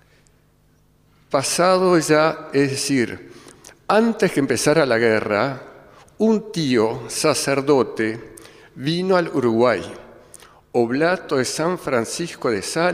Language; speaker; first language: Spanish; early bilingual, other home language; German